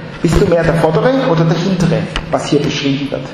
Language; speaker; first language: German; non-native, fluent; Chinese